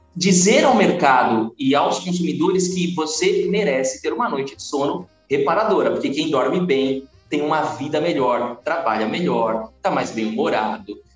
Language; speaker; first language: Portuguese; native; Portuguese